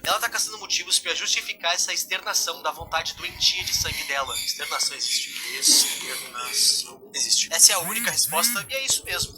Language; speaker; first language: Portuguese; native; Portuguese